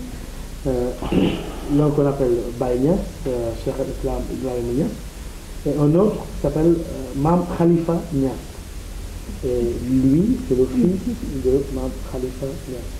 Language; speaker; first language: French; non-native, local second language; Wolof